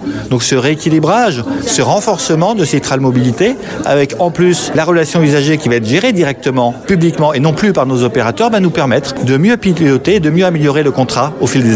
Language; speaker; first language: French; native; French